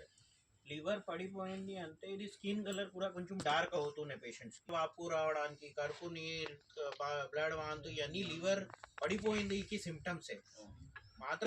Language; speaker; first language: Telugu; native; Telugu